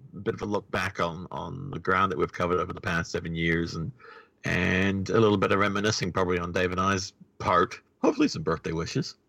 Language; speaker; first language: English; native; English